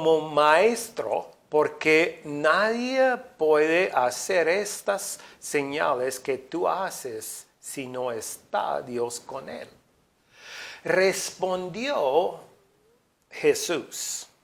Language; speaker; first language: Spanish; non-native, fluent; English